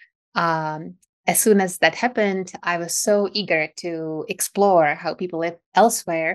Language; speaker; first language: English; non-native, fluent; Czech